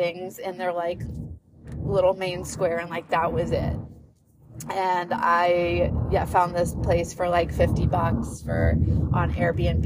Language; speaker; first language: English; native; English